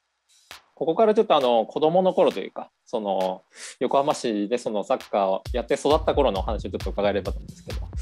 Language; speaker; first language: Japanese; native; Japanese